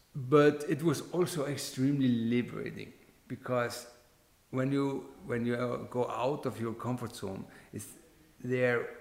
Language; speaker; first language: English; non-native, fluent; Icelandic